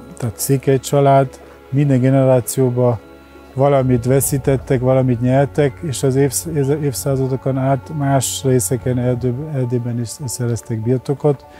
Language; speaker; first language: Hungarian; early bilingual, heritage; Hungarian